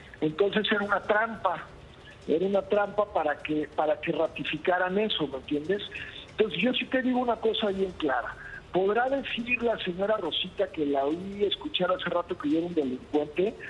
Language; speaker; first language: Spanish; native; Spanish